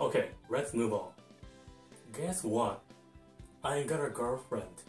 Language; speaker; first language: English; non-native, fluent; Japanese